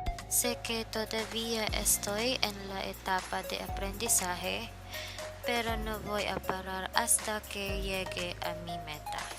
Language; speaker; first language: Spanish; non-native, learner; Filipino